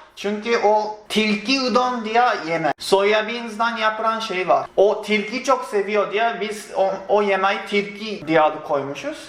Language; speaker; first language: Turkish; non-native, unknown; Japanese